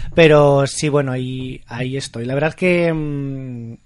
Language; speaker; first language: Spanish; native; Spanish